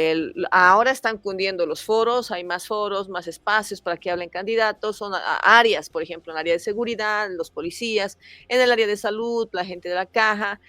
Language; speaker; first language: Spanish; native; Spanish